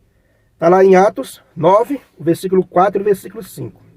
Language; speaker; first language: Portuguese; native; Portuguese